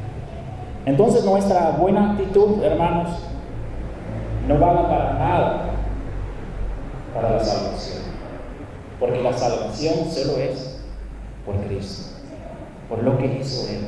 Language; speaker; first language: Spanish; non-native, fluent; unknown